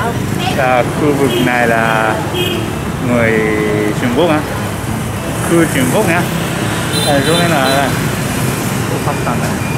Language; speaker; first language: Vietnamese; non-native, learner; Japanese